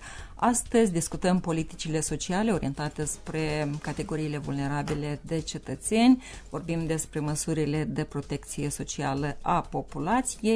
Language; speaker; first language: Romanian; native; Romanian